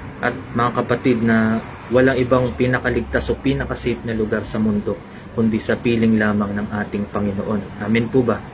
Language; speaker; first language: Filipino; native; Filipino